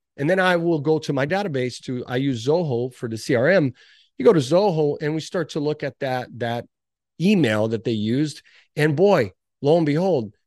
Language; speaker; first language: English; early bilingual, other home language; Portuguese